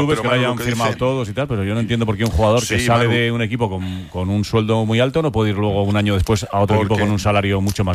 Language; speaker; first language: Spanish; native; Spanish